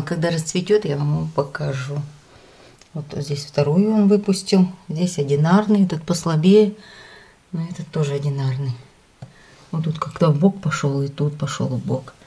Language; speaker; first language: Russian; native; Russian